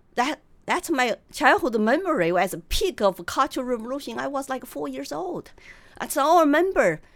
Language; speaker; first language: English; non-native, fluent; Chinese